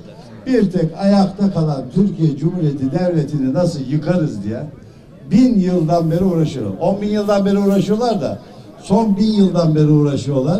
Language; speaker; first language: Turkish; native; Turkish